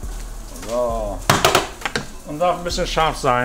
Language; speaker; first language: German; early bilingual, other home language; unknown